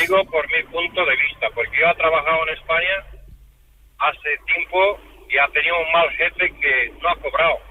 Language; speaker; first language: Spanish; non-native, fluent; Romanian